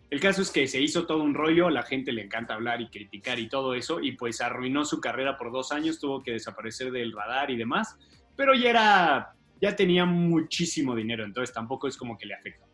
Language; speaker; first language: Spanish; native; Spanish